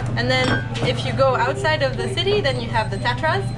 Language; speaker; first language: English; non-native, fluent; Slovak